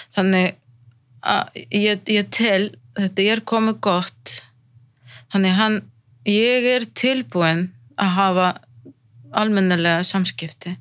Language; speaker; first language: Icelandic; non-native, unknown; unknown